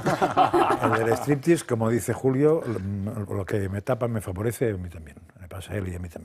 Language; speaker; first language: Spanish; native; Spanish